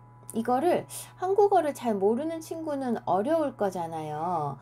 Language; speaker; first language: Korean; native; Korean